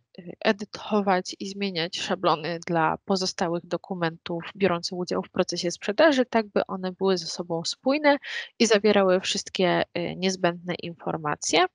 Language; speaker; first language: Polish; native; Polish